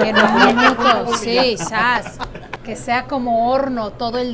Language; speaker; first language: Spanish; early bilingual, heritage; Spanish